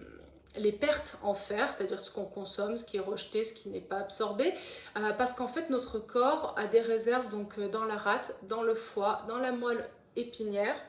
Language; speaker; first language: French; native; French